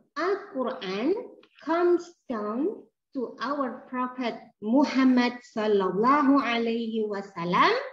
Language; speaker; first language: English; non-native, learner; Indonesian